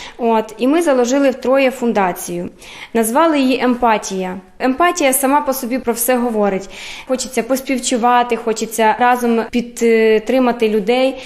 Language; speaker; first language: Ukrainian; early bilingual, heritage; Ukrainian